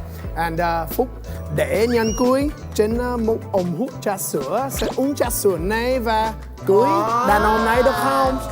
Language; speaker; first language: Vietnamese; non-native, learner; English